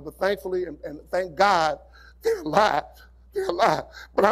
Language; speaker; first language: English; native; English